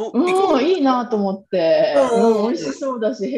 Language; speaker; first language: Japanese; native; Japanese